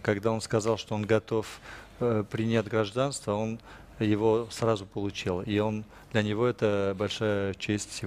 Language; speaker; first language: Russian; non-native, fluent; French